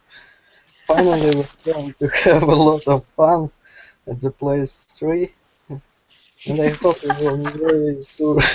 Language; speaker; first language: English; non-native, learner; Russian